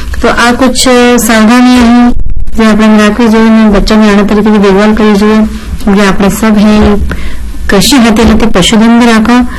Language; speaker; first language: Gujarati; non-native, local second language; Hindi